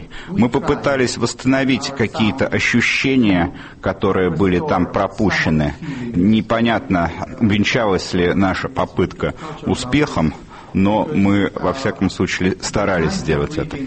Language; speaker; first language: Russian; native; Russian